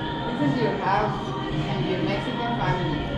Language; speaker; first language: English; non-native, learner; Spanish